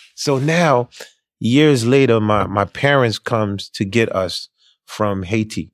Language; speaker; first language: English; early bilingual, other home language; Haitian Creole